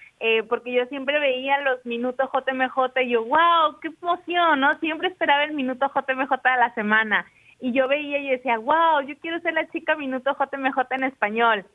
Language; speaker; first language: Spanish; native; Spanish